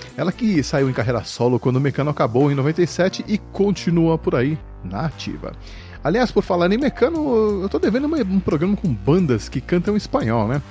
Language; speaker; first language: Portuguese; native; Portuguese